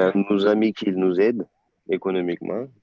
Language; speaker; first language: French; non-native, learner; Turkish